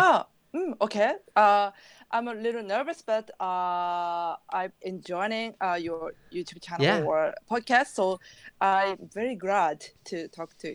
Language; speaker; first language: English; non-native, learner; Japanese